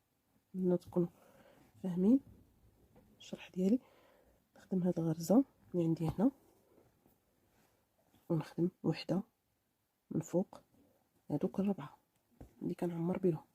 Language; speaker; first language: Arabic; native; Arabic